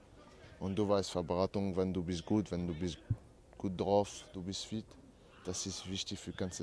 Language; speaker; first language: German; non-native, learner; French